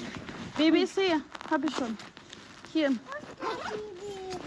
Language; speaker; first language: German; non-native, learner; Filipino